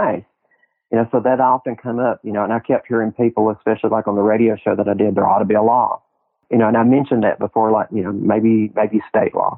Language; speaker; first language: English; native; English